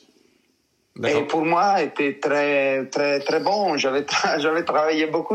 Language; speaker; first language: French; non-native, learner; Italian